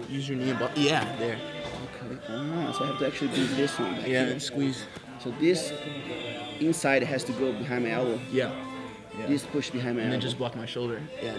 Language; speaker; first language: English; non-native, fluent; Portuguese